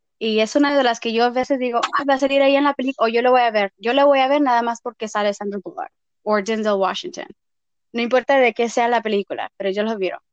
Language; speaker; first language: Spanish; early bilingual, heritage; Spanish